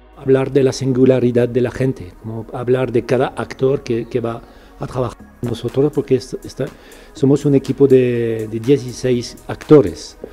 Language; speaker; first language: Spanish; non-native, fluent; French